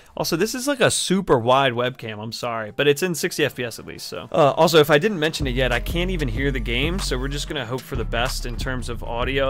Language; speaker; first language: English; native; English